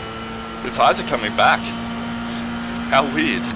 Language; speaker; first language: English; native; English